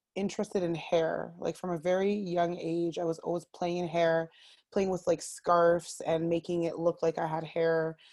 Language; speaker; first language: English; native; English